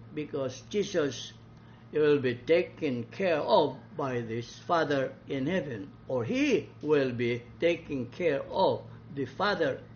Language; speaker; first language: English; non-native, local second language; Cebuano